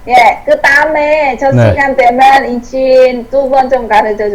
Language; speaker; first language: Korean; non-native, learner; Vietnamese